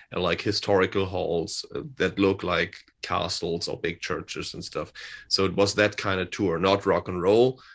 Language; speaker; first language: English; non-native, fluent; German